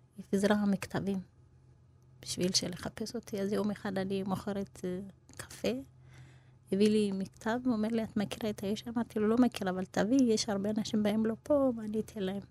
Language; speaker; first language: Hebrew; non-native, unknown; Amharic